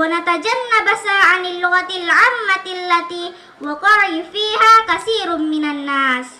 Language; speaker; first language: Arabic; non-native, fluent; Indonesian